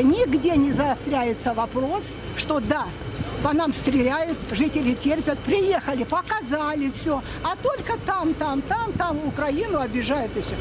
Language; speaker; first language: Russian; native; Russian